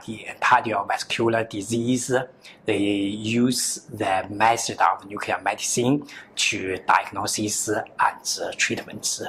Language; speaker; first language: English; non-native, learner; Chinese